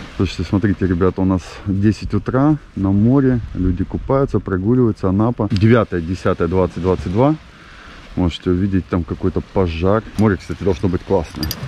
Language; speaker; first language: Russian; native; Russian